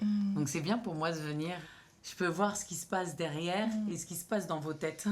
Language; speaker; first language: French; native; French